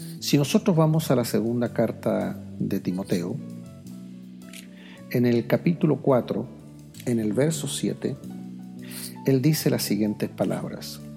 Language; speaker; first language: Spanish; native; Spanish